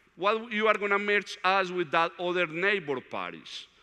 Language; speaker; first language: English; non-native, fluent; Spanish